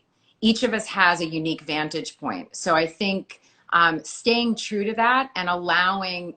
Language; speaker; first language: English; native; English